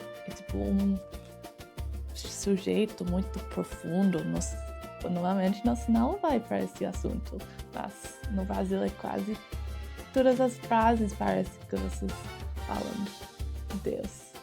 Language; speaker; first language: Portuguese; non-native, learner; English